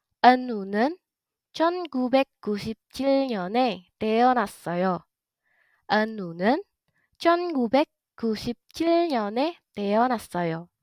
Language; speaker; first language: Korean; non-native, fluent; Indonesian